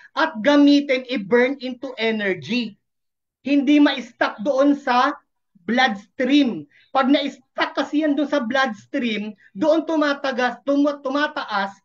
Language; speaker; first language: Filipino; non-native, local second language; Masbatenyo